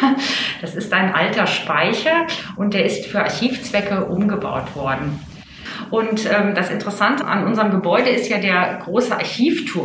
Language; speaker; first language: German; native; German